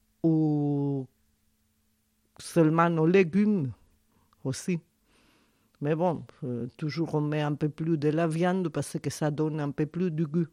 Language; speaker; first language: French; non-native, fluent; Spanish